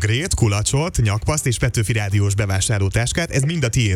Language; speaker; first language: Hungarian; native; Hungarian